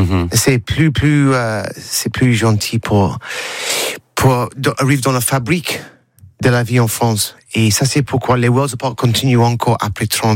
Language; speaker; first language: French; non-native, learner; English